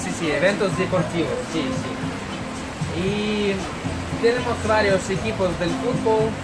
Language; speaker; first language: Spanish; non-native, fluent; Russian